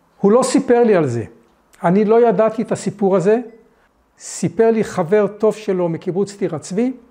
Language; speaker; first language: Hebrew; early bilingual, other home language; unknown